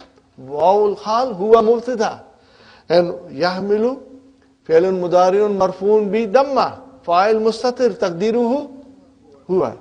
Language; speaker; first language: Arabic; non-native, fluent; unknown